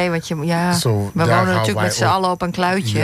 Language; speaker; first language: Dutch; native; Dutch